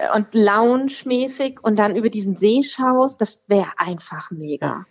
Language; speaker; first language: German; native; German